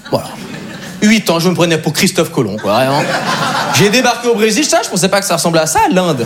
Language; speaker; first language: French; native; French